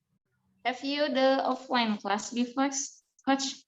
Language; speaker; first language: English; non-native, learner; Indonesian